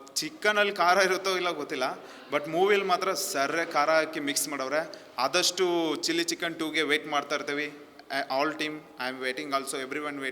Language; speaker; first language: Kannada; native; Kannada